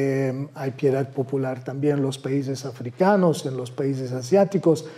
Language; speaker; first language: Spanish; non-native, fluent; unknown